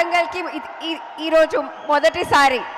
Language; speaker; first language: Telugu; non-native, fluent; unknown